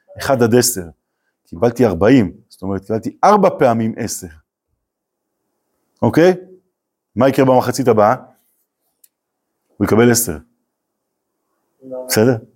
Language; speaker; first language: Hebrew; native; Hebrew